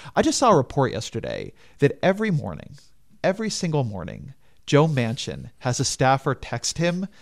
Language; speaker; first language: English; native; English